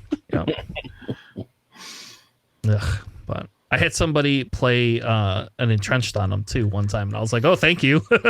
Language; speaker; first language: English; native; English